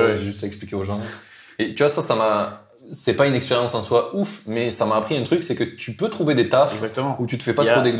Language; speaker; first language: French; native; French